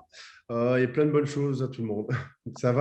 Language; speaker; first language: French; native; French